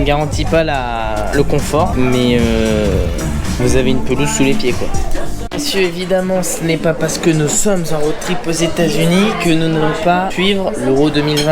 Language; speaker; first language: French; native; French